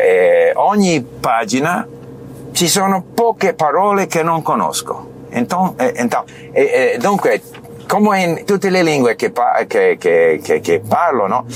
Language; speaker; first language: Italian; non-native, learner; English